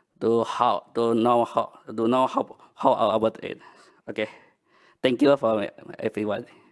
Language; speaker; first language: English; non-native, learner; Banjar